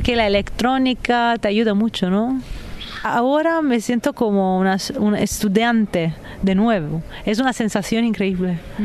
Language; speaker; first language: Spanish; non-native, fluent; Italian